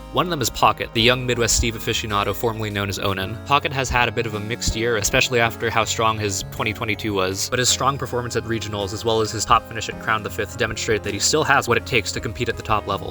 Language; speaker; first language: English; native; English